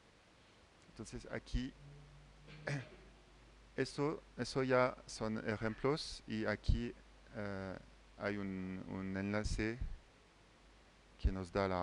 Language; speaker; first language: Spanish; non-native, fluent; French